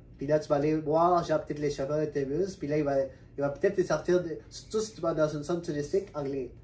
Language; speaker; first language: French; non-native, fluent; Spanish